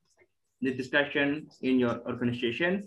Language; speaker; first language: English; non-native, learner; Indonesian